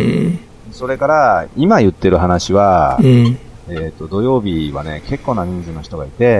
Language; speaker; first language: Japanese; native; Japanese